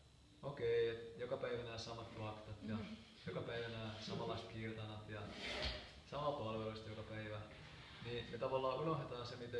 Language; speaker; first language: Finnish; native; Finnish